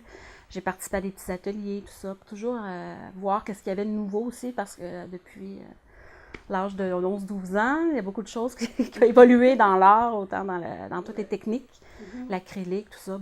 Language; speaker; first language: French; native; French